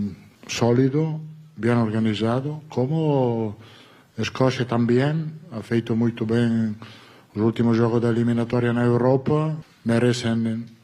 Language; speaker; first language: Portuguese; non-native, learner; Italian